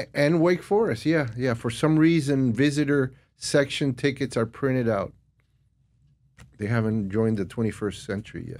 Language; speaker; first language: English; non-native, fluent; Spanish